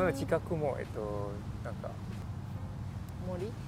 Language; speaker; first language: Japanese; non-native, learner; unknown